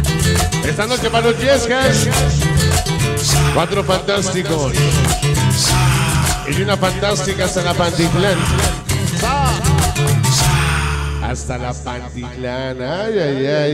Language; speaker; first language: Spanish; native; Spanish